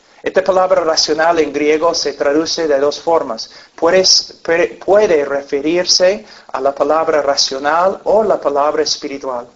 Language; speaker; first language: Spanish; non-native, fluent; English